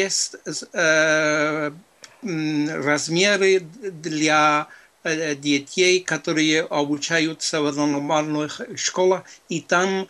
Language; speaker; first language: Russian; non-native, fluent; Spanish